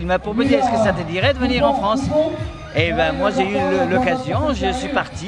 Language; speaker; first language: French; non-native, fluent; Nepali